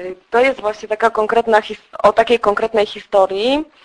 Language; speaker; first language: Polish; native; Polish